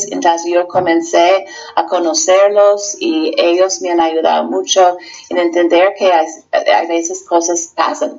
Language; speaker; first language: Spanish; non-native, fluent; English